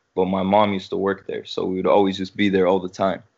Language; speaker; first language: English; native; English